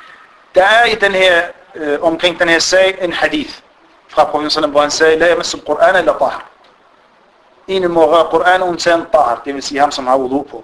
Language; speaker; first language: Danish; non-native, fluent; Arabic